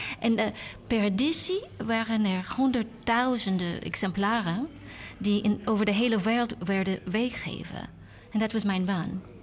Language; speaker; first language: Dutch; non-native, learner; English